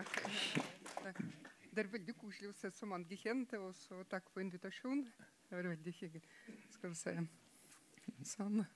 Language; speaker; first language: Norwegian; non-native, fluent; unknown